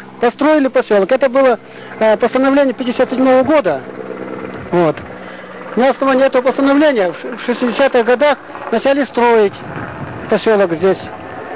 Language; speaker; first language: Russian; non-native, local second language; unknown